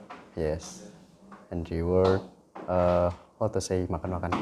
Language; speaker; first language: English; non-native, learner; Indonesian